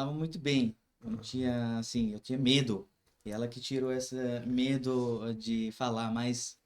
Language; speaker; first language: Portuguese; non-native, learner; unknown